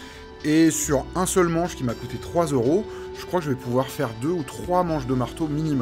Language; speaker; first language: French; native; French